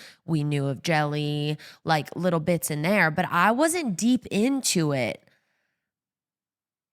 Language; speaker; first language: English; native; English